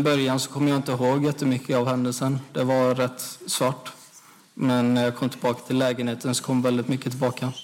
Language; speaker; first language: Swedish; native; Swedish